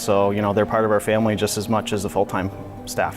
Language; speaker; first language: English; native; English